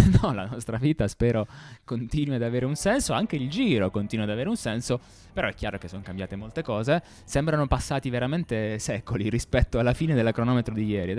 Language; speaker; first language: Italian; native; Italian